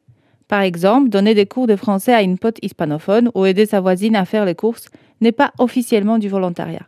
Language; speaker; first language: French; native; French